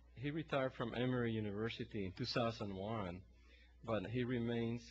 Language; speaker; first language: English; non-native, local second language; Spanish